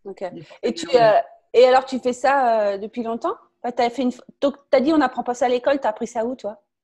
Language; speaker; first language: French; native; French